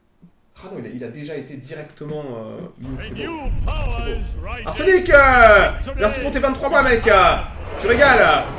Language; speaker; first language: French; native; French